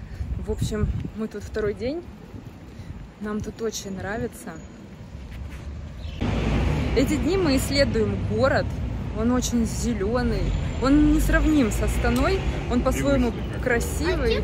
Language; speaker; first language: Russian; native; Russian